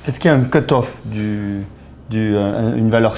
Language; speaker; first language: French; native; French